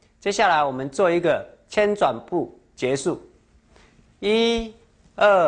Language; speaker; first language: Chinese; native; Chinese